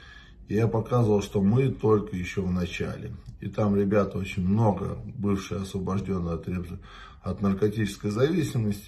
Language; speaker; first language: Russian; native; Russian